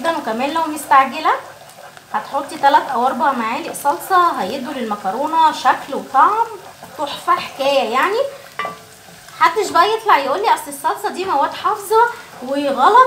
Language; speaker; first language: Arabic; native; Arabic